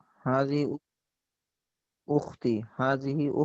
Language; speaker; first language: Arabic; non-native, learner; Urdu